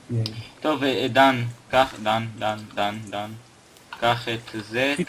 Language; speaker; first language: Hebrew; native; Hebrew